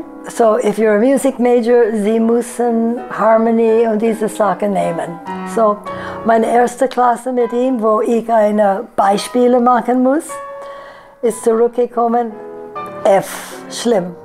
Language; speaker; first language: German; non-native, fluent; English